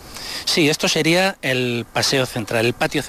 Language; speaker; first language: Spanish; native; Spanish